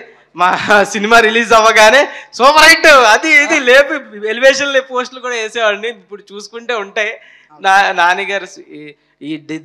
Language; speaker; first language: Telugu; native; Telugu